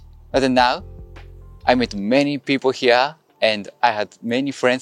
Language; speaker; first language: English; non-native, learner; Japanese